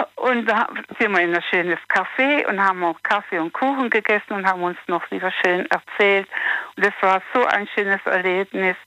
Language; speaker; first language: German; native; German